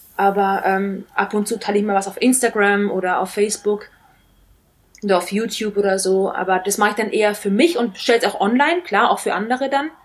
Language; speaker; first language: German; early bilingual, other home language; Italian